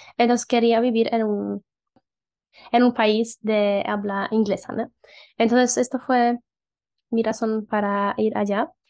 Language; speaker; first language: Spanish; non-native, fluent; Polish